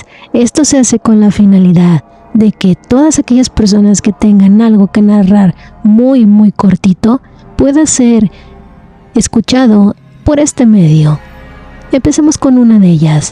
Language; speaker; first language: Spanish; native; Spanish